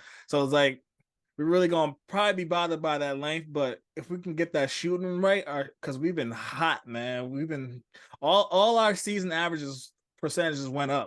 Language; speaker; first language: English; native; English